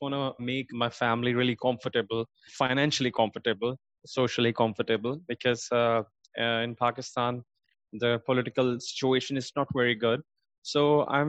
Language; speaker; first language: English; non-native, local second language; Urdu